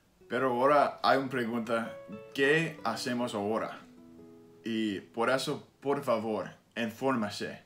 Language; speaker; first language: Spanish; non-native, learner; English